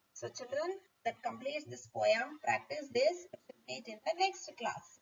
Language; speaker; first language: English; non-native, local second language; Kannada